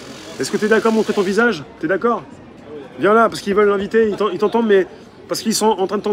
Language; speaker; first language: French; native; French